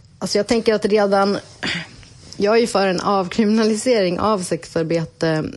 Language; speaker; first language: Swedish; native; Swedish